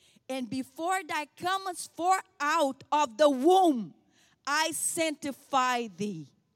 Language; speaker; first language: English; non-native, fluent; Portuguese